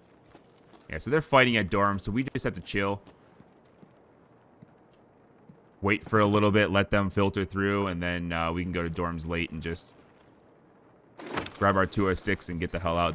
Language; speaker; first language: English; native; English